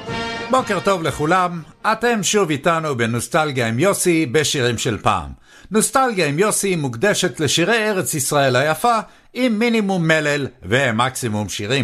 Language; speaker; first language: Hebrew; native; Hebrew